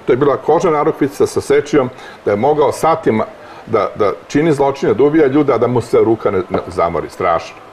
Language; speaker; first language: Croatian; native; Croatian